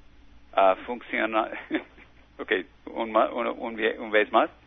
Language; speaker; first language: Spanish; non-native, learner; English